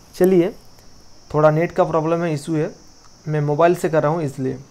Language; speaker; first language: Hindi; non-native, local second language; Bangla